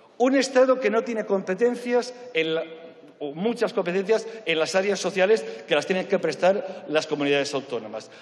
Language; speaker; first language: Spanish; non-native, local second language; Catalan